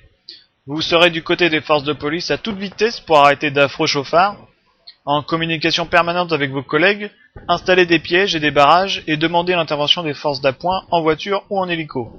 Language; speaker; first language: French; native; French